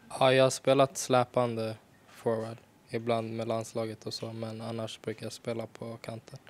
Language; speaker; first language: Swedish; early bilingual, other home language; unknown